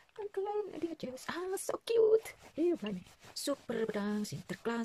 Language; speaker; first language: Dutch; non-native, learner; Indonesian